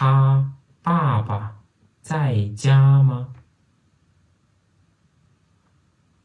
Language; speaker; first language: Chinese; non-native, fluent; Turkmen